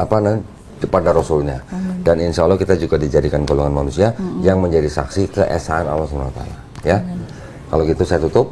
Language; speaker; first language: Indonesian; native; Indonesian